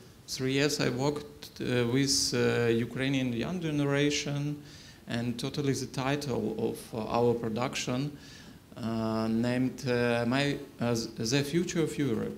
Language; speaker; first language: English; non-native, learner; Ukrainian